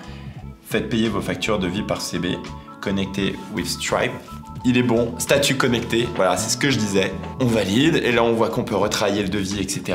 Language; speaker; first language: French; native; French